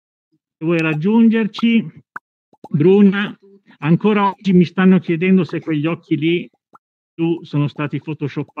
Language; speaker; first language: Italian; native; Italian